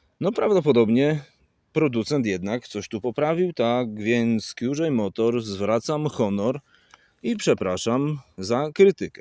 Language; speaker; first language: Polish; native; Polish